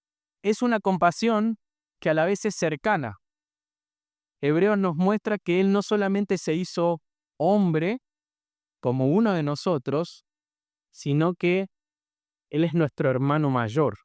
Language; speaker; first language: Spanish; native; Spanish